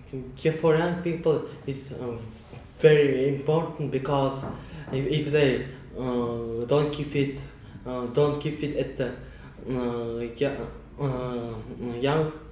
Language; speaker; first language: English; non-native, learner; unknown